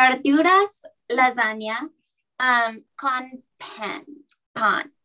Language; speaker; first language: Spanish; non-native, learner; English